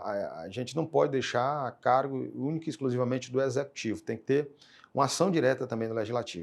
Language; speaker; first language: Portuguese; native; Portuguese